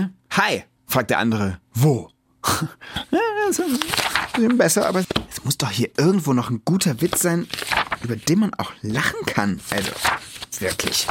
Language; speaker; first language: German; native; German